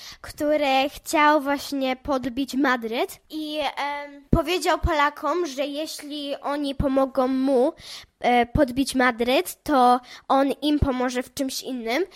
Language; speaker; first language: Polish; early bilingual, heritage; English